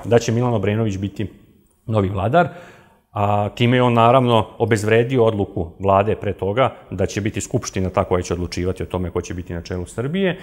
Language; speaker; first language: Serbian; native; Serbian